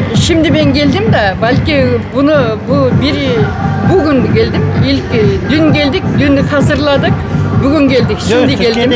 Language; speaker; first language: Turkish; non-native, local second language; Kyrgyz